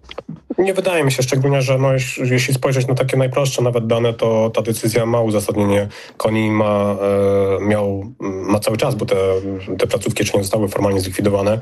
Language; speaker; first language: Polish; native; Polish